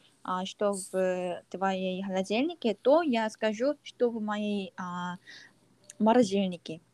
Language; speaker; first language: Russian; non-native, learner; Korean